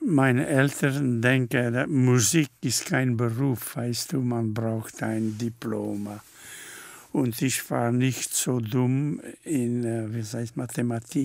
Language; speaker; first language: German; non-native, fluent; French